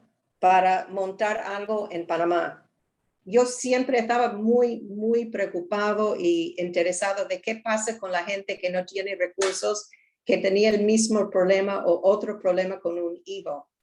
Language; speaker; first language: Spanish; non-native, learner; English